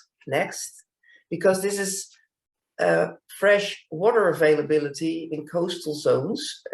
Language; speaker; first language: English; non-native, fluent; Dutch